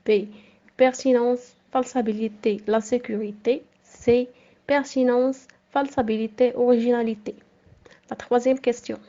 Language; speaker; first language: French; non-native, local second language; Arabic